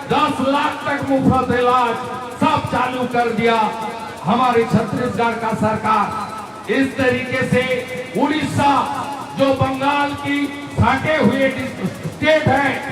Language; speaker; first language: Hindi; non-native, local second language; Bangla